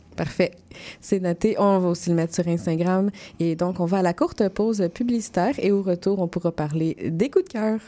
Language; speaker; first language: French; native; French